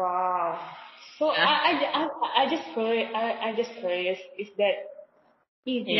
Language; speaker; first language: English; non-native, learner; Indonesian